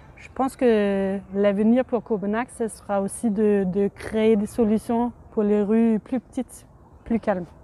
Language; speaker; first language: French; non-native, fluent; Danish